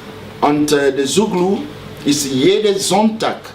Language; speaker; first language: German; non-native, learner; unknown